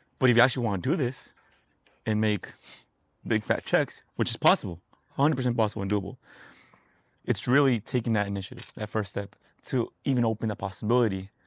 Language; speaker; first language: English; native; English